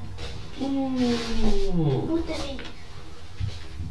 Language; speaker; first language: Polish; early bilingual, heritage; Polish